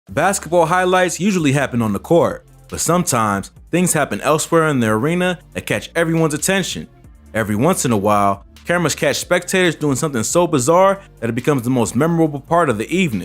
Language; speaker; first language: English; native; English